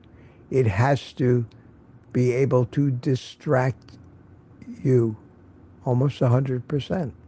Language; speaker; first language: English; native; English